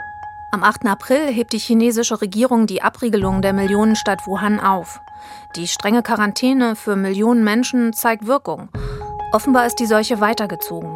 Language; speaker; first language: German; native; German